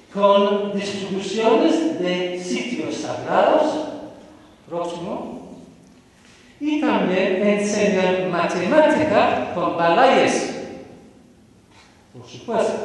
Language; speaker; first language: Spanish; non-native, fluent; English